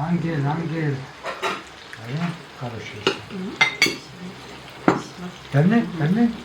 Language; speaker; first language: Russian; non-native, learner; Georgian